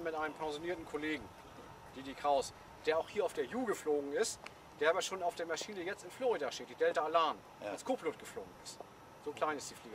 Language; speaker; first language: German; native; German